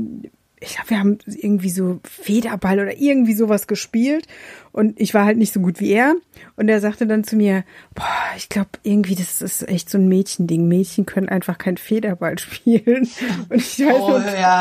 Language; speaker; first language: German; native; German